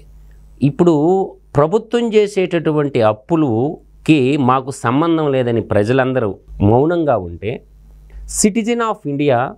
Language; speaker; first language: Telugu; native; Telugu